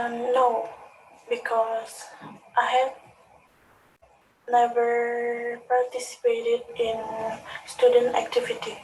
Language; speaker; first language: English; non-native, learner; Indonesian